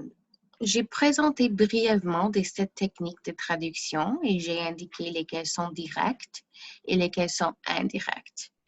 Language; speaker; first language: French; non-native, fluent; English